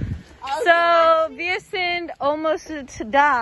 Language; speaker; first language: German; non-native, learner; English